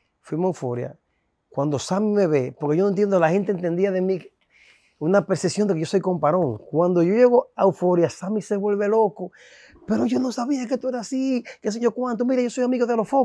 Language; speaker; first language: Spanish; native; Spanish